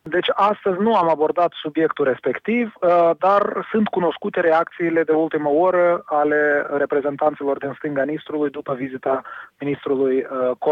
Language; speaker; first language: Romanian; native; Romanian